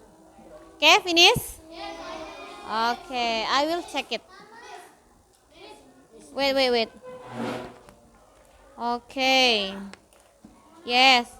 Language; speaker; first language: English; non-native, fluent; Indonesian